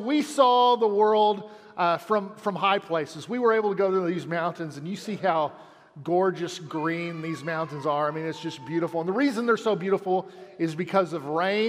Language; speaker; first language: English; native; English